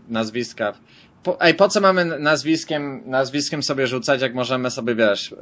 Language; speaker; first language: Polish; native; Polish